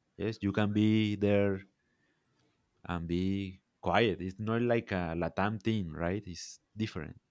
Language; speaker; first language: English; non-native, learner; Spanish